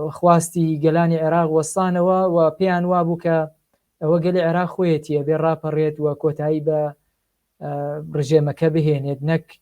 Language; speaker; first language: Central Kurdish; native; Central Kurdish